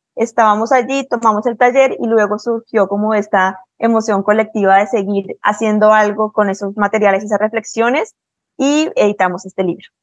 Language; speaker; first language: Spanish; native; Spanish